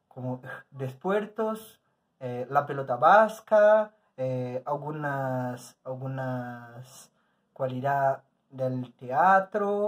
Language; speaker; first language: Spanish; non-native, learner; Portuguese